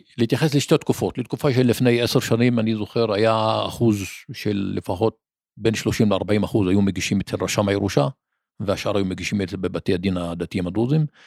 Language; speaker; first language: Hebrew; non-native, local second language; Arabic